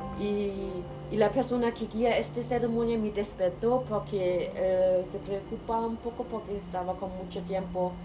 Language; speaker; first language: Spanish; non-native, learner; German